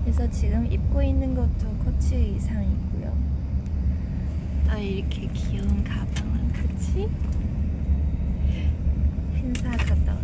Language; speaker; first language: Korean; non-native, fluent; Chinese